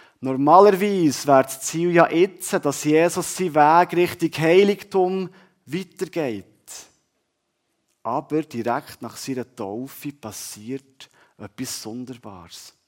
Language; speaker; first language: German; native; German